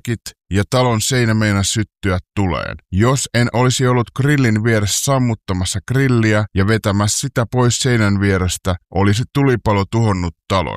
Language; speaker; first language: Finnish; native; Finnish